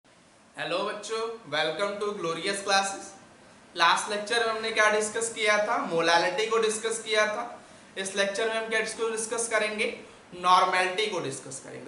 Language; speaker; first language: Hindi; native; Hindi